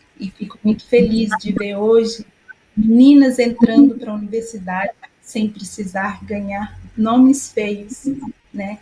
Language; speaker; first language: Portuguese; non-native, local second language; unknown